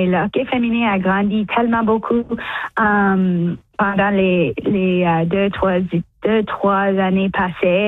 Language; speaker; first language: French; non-native, local second language; English